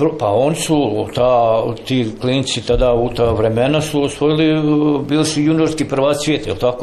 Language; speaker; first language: Bosnian; native; Bosnian